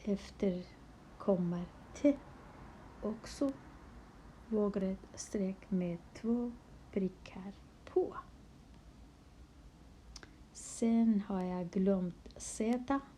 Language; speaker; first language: Swedish; non-native, local second language; Kurdish